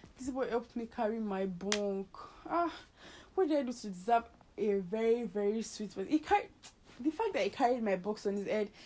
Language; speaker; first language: English; native; English